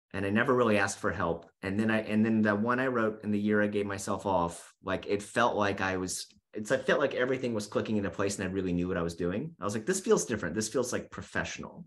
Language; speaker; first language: English; native; English